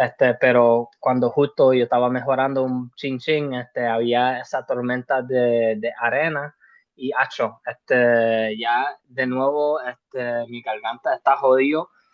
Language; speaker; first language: Spanish; early bilingual, heritage; Spanish